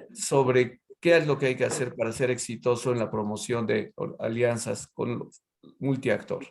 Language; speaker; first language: Spanish; native; Spanish